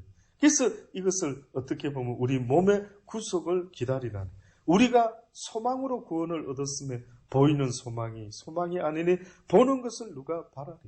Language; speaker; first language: Korean; native; Korean